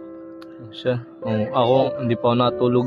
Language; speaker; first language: Filipino; non-native, local second language; Bikol